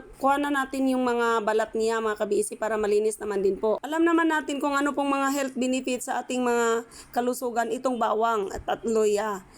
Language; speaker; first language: Filipino; non-native, local second language; Cebuano